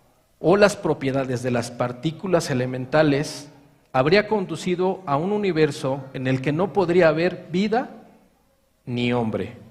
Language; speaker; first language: Spanish; native; Spanish